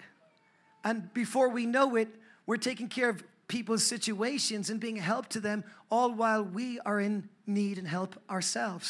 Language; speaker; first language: English; native; English